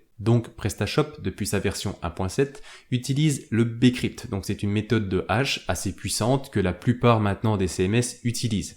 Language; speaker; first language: French; native; French